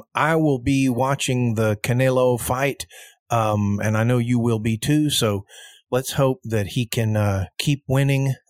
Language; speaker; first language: English; early bilingual, other home language; Spanish